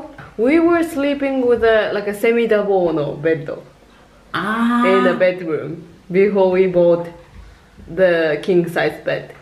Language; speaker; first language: English; non-native, local second language; Japanese